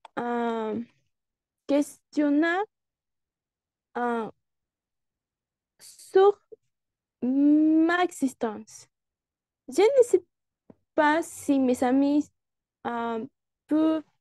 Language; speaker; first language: French; non-native, learner; Spanish